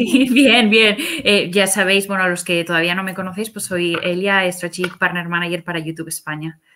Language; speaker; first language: Spanish; native; Spanish